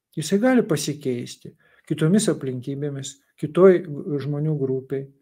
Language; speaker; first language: Lithuanian; non-native, local second language; Russian